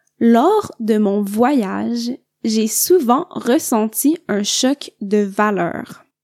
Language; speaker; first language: French; native; French